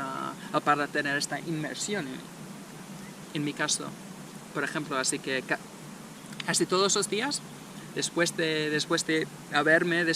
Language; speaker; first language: Spanish; non-native, fluent; English